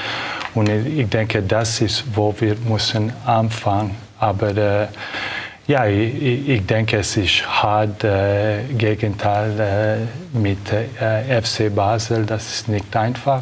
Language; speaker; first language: German; non-native, learner; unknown